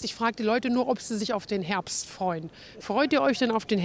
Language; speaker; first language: German; native; German